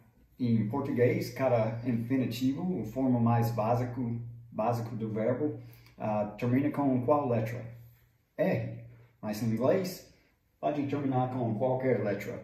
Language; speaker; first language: Portuguese; non-native, fluent; English